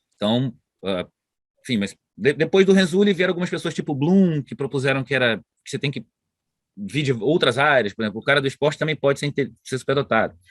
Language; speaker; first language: Portuguese; native; Portuguese